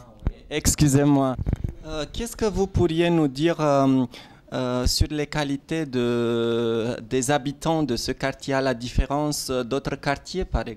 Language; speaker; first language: French; non-native, learner; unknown